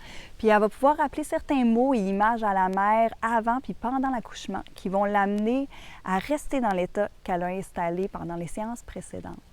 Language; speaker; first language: French; native; French